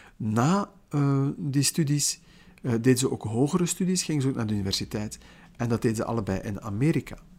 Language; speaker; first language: Dutch; native; Dutch